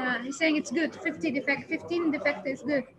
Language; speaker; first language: English; non-native, fluent; Arabic